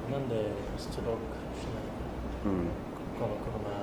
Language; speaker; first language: Japanese; non-native, fluent; English